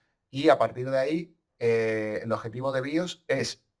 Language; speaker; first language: Spanish; native; Spanish